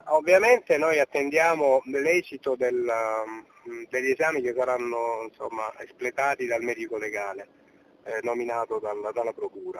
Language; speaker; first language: Italian; native; Italian